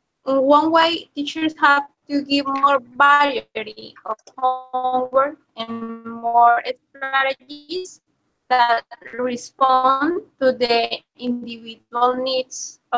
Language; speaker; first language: English; non-native, learner; Spanish